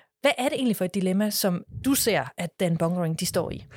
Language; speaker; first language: Danish; native; Danish